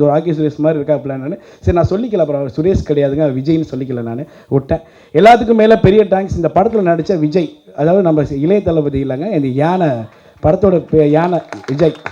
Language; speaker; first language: Tamil; native; Tamil